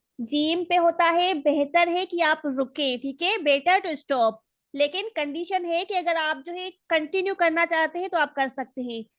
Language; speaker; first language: Urdu; native; Urdu